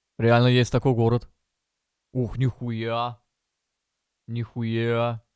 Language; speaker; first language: Russian; native; Russian